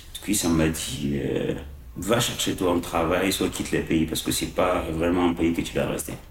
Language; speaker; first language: French; non-native, learner; Arabic